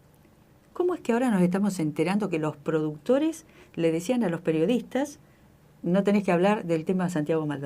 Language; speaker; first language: Spanish; native; Spanish